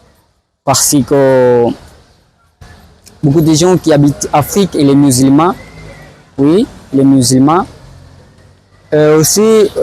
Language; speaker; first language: French; non-native, learner; Swahili